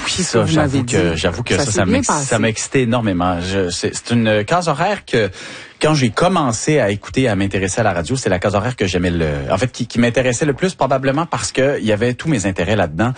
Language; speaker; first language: French; native; French